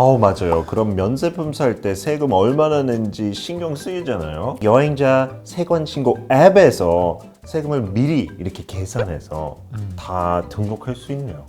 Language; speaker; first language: Korean; non-native, fluent; English